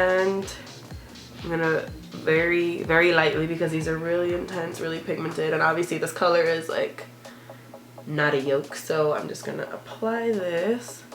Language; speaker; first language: English; native; English